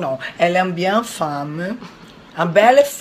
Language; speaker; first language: French; non-native, learner; Portuguese